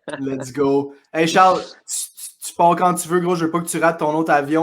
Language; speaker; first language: French; native; French